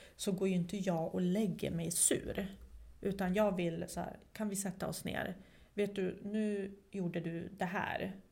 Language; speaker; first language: Swedish; non-native, fluent; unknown